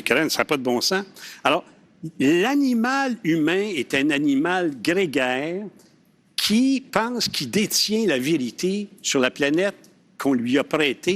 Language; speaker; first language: French; native; French